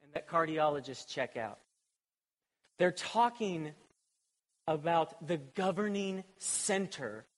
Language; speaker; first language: English; native; English